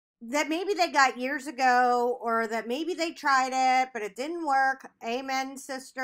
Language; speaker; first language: English; native; English